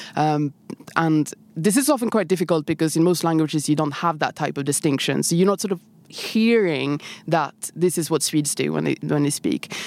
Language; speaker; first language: English; non-native, fluent; Swedish